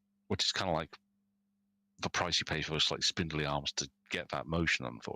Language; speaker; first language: English; native; English